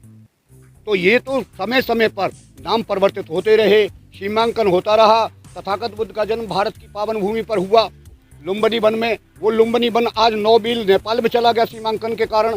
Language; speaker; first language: Hindi; native; Hindi